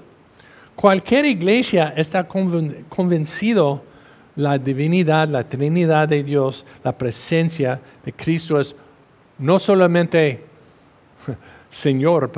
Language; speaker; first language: Spanish; non-native, fluent; English